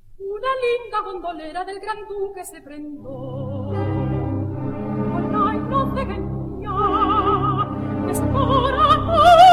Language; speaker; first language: Spanish; native; Spanish